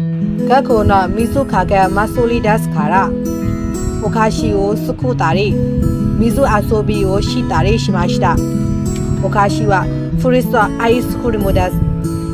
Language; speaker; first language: Japanese; non-native, learner; Burmese